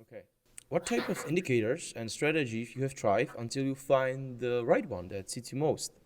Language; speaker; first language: English; non-native, fluent; Czech